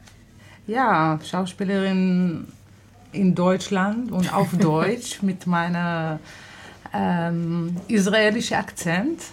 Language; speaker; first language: German; non-native, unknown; Hebrew